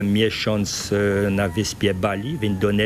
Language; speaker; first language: Polish; early bilingual, heritage; French